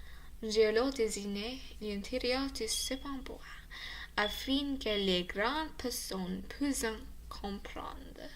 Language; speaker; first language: French; non-native, learner; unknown